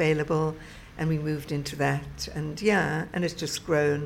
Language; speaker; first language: English; native; English